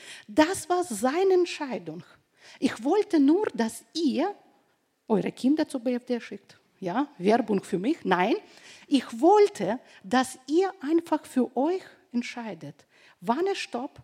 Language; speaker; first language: German; non-native, fluent; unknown